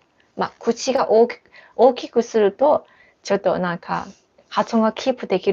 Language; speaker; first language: Japanese; non-native, fluent; Chinese